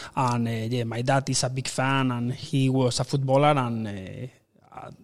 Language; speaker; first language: English; non-native, fluent; Spanish